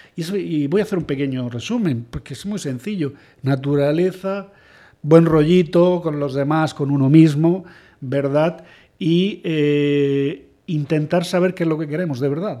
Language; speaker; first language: Spanish; native; Spanish